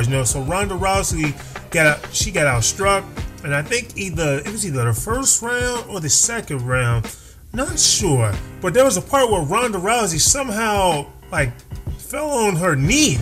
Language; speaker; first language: English; native; English